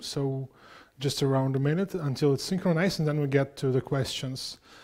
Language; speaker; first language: English; non-native, fluent; Russian